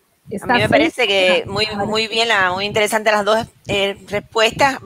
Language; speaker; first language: Spanish; native; Spanish